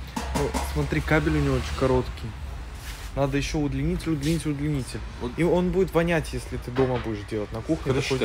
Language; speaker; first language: Russian; native; Russian